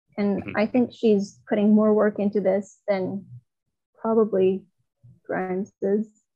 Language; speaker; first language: English; non-native, fluent; Chinese